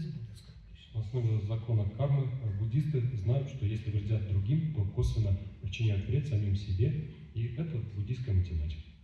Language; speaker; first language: Russian; native; Russian